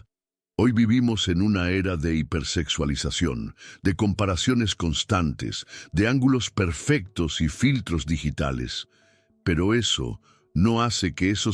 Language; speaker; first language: Spanish; native; Spanish